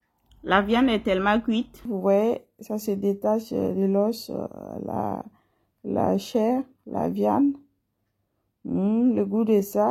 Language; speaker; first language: French; non-native, local second language; Mossi